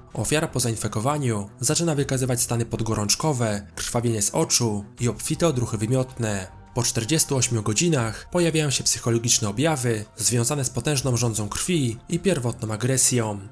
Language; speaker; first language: Polish; native; Polish